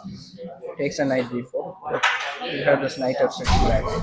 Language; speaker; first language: English; non-native, fluent; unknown